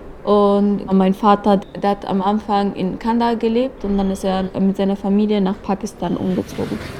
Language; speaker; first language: German; early bilingual, other home language; Persian